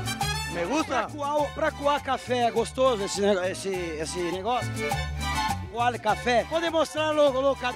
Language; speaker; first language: Portuguese; native; Portuguese